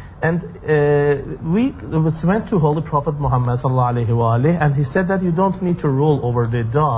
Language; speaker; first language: English; non-native, fluent; Persian